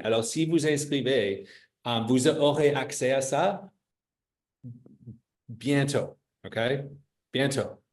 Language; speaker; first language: French; non-native, fluent; English